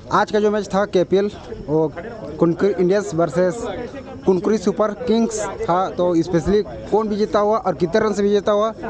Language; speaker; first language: Hindi; native; Hindi